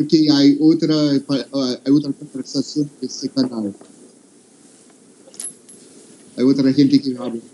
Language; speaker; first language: Spanish; non-native, fluent; English